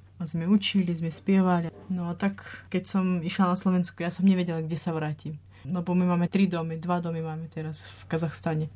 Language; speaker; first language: Slovak; non-native, fluent; Russian